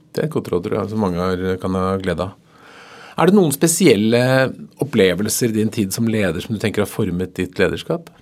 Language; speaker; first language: Norwegian; native; Norwegian